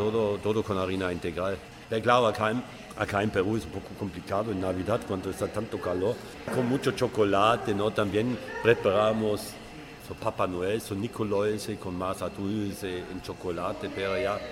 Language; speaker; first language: Spanish; non-native, fluent; German